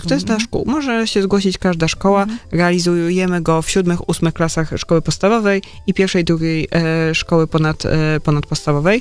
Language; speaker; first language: Polish; native; Polish